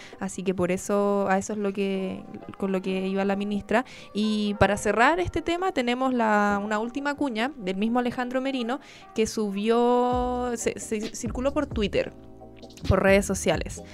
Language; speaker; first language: Spanish; native; Spanish